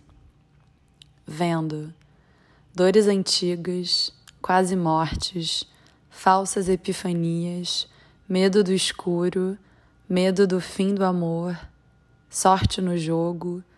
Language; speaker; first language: English; non-native, fluent; Portuguese